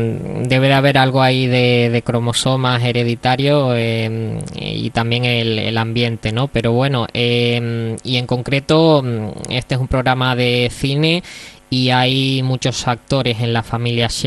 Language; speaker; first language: Spanish; native; Spanish